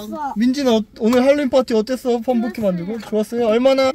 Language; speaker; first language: Korean; native; Korean